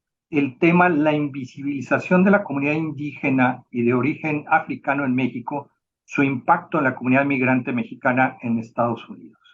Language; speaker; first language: Spanish; native; Spanish